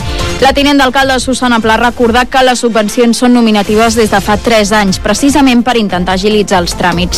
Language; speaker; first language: Catalan; native; Catalan